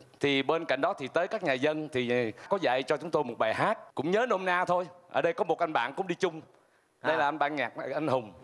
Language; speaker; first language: Vietnamese; native; Vietnamese